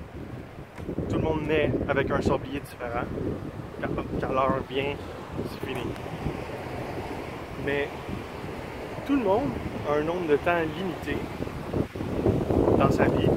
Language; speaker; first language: French; native; French